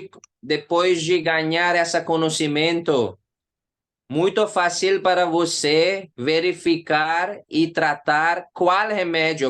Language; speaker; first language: Portuguese; non-native, learner; Hindi